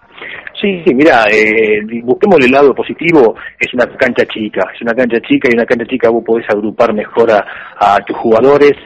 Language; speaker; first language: Spanish; native; Spanish